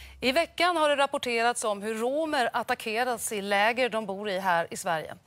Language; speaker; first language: Swedish; native; Swedish